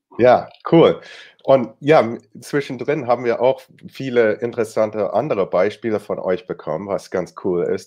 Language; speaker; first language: German; non-native, fluent; English